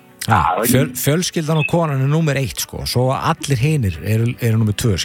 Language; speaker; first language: Icelandic; native; Icelandic